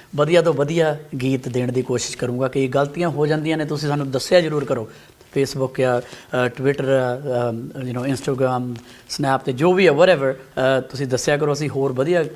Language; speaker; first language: Punjabi; native; Punjabi